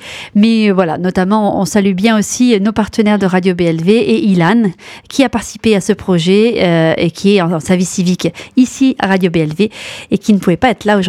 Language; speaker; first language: French; native; French